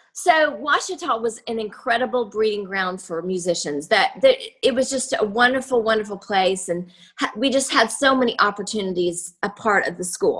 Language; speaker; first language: English; native; English